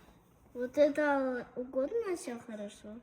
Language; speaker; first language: Russian; non-native, local second language; Azerbaijani